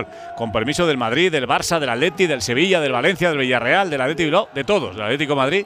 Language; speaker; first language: Spanish; native; Spanish